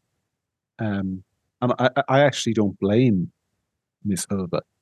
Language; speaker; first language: English; native; English